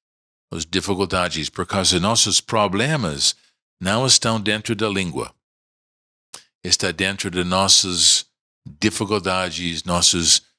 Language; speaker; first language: Portuguese; non-native, fluent; English